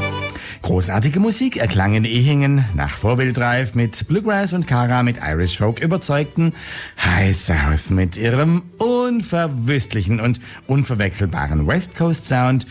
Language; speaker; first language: German; native; German